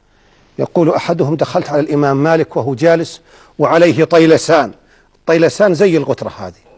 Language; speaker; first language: Arabic; native; Arabic